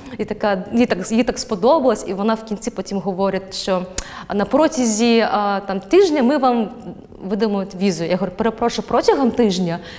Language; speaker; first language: Ukrainian; non-native, fluent; Kazakh